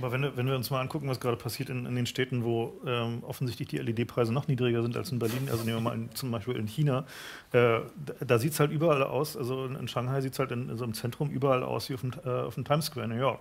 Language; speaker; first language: German; native; German